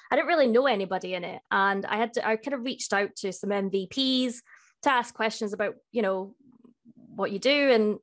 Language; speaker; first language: English; native; English